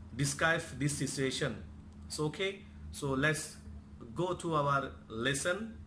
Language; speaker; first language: English; non-native, local second language; Bangla